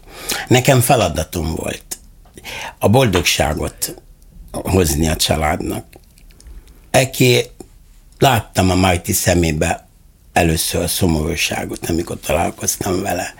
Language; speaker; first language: Hungarian; non-native, fluent; Arabic